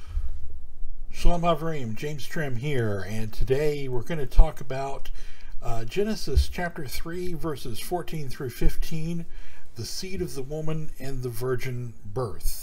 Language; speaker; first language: English; native; English